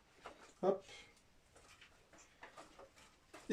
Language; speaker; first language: French; native; French